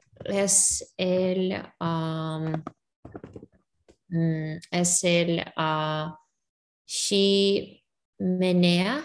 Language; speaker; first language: Spanish; non-native, learner; English